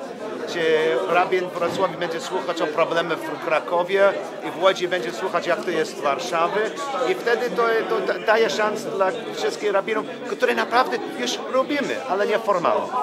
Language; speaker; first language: Polish; non-native, learner; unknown